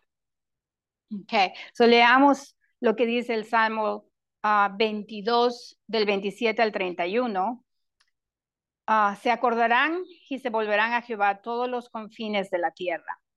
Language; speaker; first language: Spanish; non-native, local second language; English